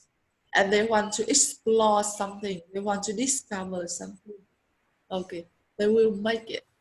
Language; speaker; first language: English; non-native, learner; Vietnamese